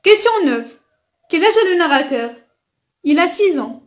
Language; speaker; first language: French; non-native, local second language; Arabic